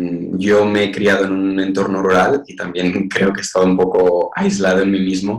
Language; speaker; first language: Spanish; native; Spanish